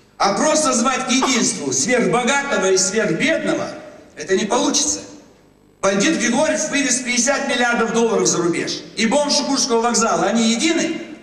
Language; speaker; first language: Russian; native; Russian